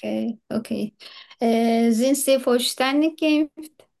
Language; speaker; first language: German; non-native, learner; Turkish